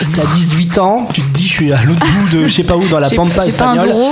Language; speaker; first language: French; native; French